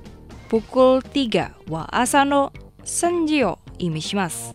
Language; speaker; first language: Japanese; non-native, fluent; Indonesian